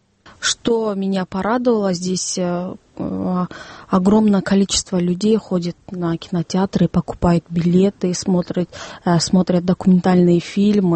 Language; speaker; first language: Russian; non-native, local second language; Kyrgyz